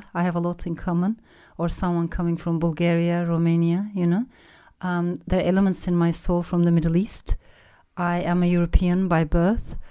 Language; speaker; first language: English; non-native, fluent; Turkish